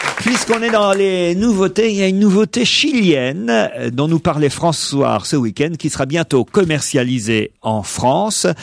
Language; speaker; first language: French; native; French